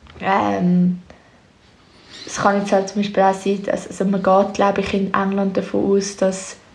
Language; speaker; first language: German; native; German